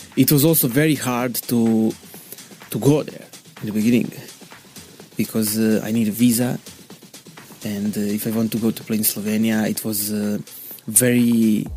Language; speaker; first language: English; non-native, learner; Bosnian